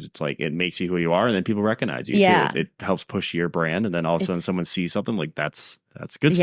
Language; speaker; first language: English; native; English